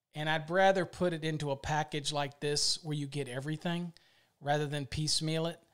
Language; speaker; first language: English; native; English